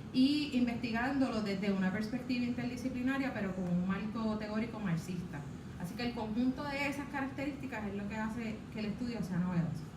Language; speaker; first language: Spanish; native; Spanish